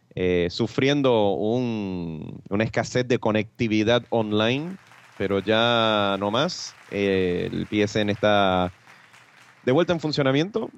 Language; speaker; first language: Spanish; native; Spanish